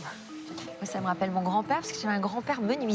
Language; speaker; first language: French; native; French